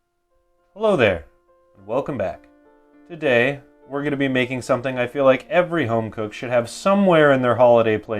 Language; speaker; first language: English; native; English